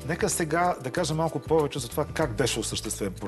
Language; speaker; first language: Bulgarian; native; Bulgarian